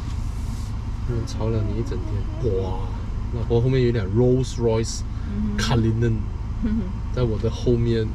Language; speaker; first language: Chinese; non-native, local second language; English